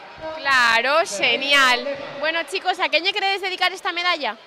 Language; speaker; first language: Galician; native; Galician